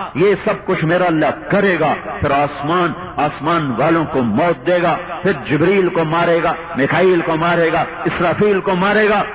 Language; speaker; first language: Urdu; non-native, local second language; Punjabi